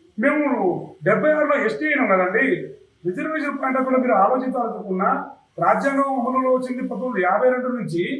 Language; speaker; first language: Telugu; non-native, local second language; Lambadi